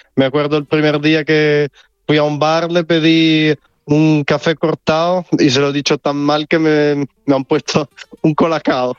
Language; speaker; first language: Spanish; non-native, fluent; Italian